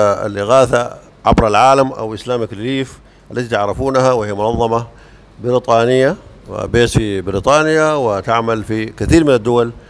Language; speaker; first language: Arabic; native; Arabic